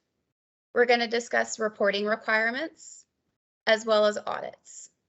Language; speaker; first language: English; native; English